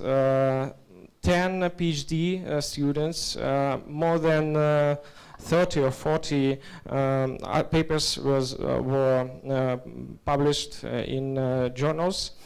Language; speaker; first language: English; non-native, learner; Russian